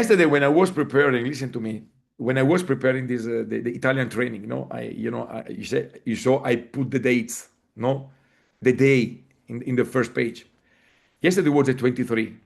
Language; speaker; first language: English; non-native, fluent; Italian